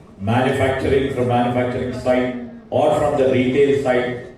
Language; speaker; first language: English; non-native, local second language; Telugu